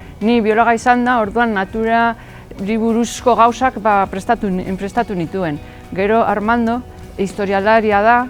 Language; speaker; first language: Basque; non-native, local second language; Spanish